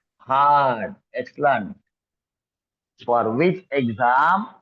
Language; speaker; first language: English; non-native, local second language; Marathi